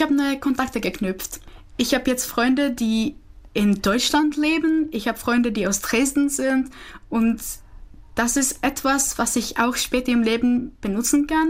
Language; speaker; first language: German; non-native, fluent; Czech